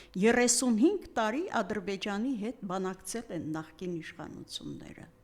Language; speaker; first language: Armenian; native; Armenian